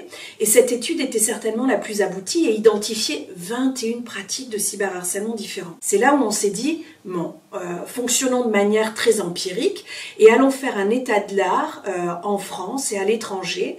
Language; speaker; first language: French; native; French